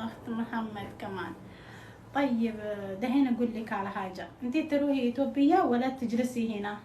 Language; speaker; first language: Arabic; non-native, fluent; Amharic